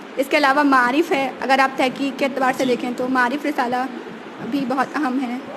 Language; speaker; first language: Urdu; native; Urdu